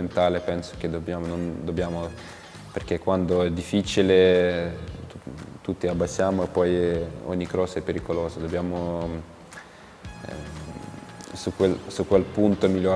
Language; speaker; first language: Italian; non-native, fluent; Ukrainian